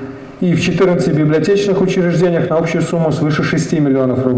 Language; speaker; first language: Russian; native; Russian